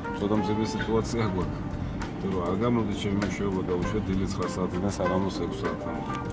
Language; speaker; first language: Georgian; native; Georgian